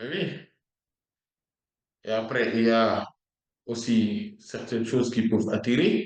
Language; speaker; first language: French; non-native, local second language; Wolof